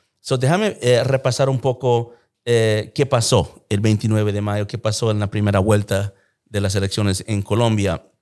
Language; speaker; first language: Spanish; early bilingual, heritage; Spanish